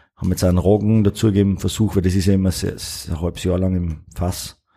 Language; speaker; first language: German; native; German